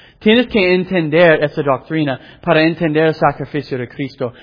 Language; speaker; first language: Spanish; non-native, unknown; English